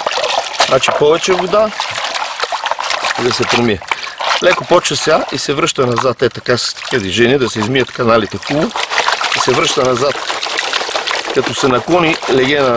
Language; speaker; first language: Bulgarian; native; Bulgarian